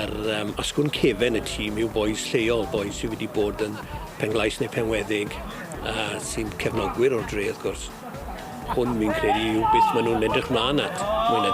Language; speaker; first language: Welsh; native; Welsh